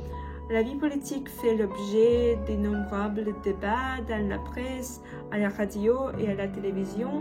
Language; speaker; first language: French; non-native, learner; Russian